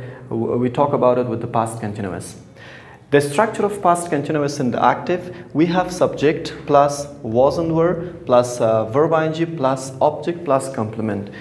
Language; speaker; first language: English; non-native, fluent; Persian